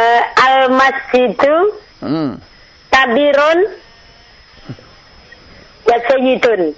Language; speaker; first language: Arabic; non-native, learner; Indonesian